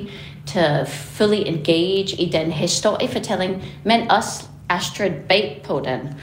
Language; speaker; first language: Danish; non-native, fluent; English